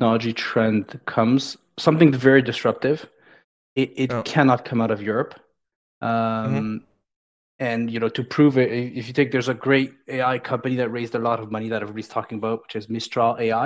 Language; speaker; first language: English; native; English